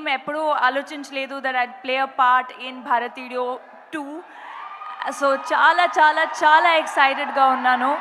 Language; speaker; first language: Telugu; non-native, fluent; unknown